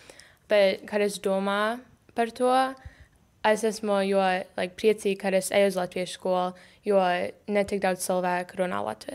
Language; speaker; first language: Latvian; early bilingual, heritage; English